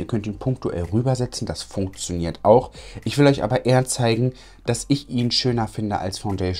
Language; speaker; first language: German; native; German